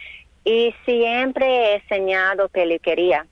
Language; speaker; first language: Spanish; non-native, learner; English